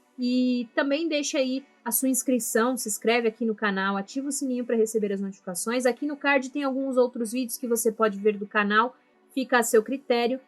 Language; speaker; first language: Portuguese; native; Portuguese